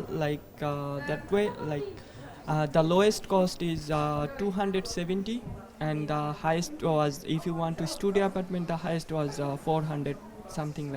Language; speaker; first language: English; non-native, fluent; Bangla